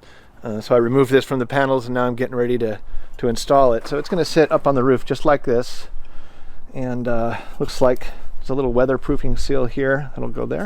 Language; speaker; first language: English; native; English